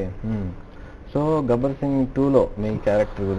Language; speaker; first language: Telugu; native; Telugu